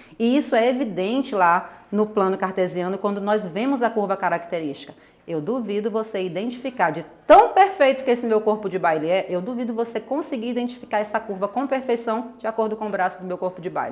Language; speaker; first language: Portuguese; native; Portuguese